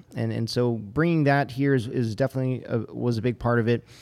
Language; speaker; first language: English; native; English